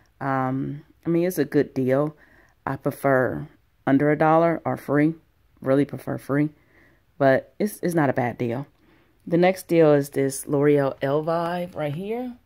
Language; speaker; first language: English; native; English